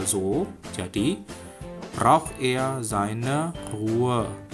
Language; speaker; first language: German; non-native, fluent; Indonesian